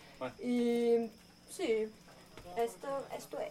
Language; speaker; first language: Spanish; non-native, learner; German